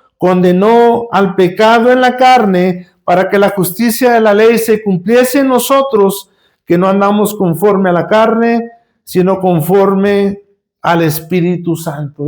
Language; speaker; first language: Spanish; native; Spanish